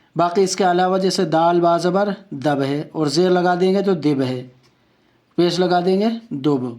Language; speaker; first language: Urdu; native; Urdu